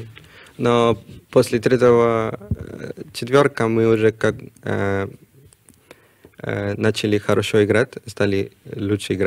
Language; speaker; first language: Russian; non-native, learner; Spanish